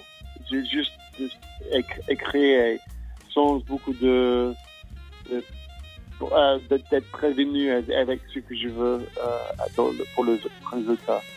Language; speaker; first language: French; non-native, fluent; English